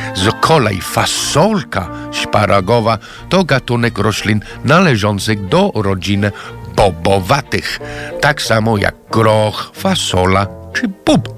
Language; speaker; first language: Polish; non-native, fluent; English